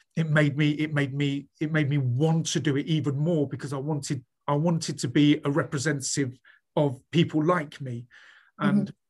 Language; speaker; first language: English; native; English